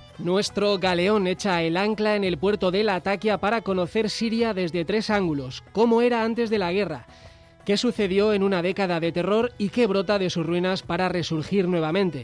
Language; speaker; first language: Spanish; native; Spanish